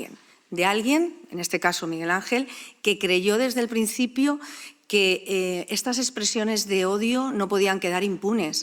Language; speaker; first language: Spanish; native; Spanish